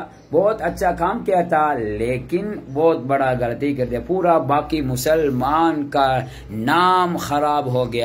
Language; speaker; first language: Hindi; non-native, learner; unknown